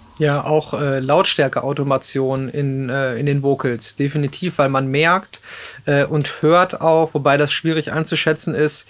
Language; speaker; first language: German; native; German